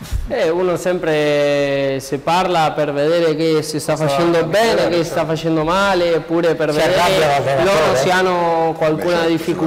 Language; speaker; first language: Italian; non-native, learner; Spanish